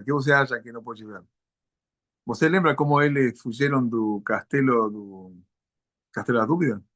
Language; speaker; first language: Portuguese; non-native, learner; Spanish